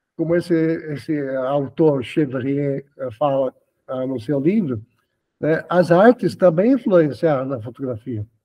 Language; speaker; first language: Portuguese; early bilingual, other home language; Spanish